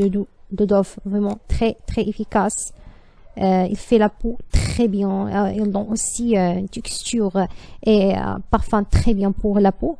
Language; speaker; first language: French; non-native, learner; Arabic